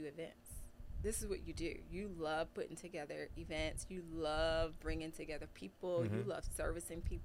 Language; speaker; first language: English; native; English